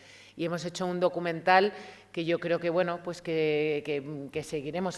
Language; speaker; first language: Spanish; native; Spanish